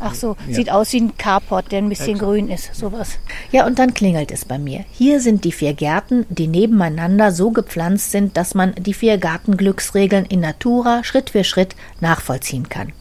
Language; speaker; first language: German; native; German